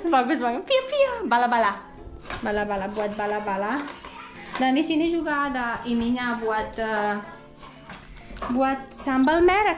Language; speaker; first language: Indonesian; non-native, learner; Serbian